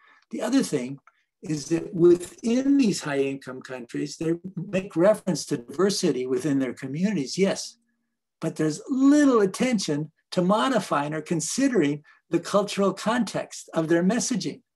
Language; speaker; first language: English; early bilingual, other home language; Spanish